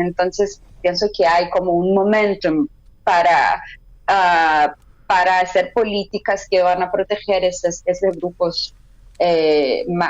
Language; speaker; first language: Spanish; non-native, fluent; Portuguese